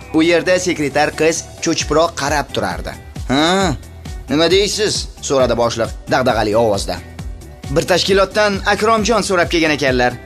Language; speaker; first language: Uzbek; native; Uzbek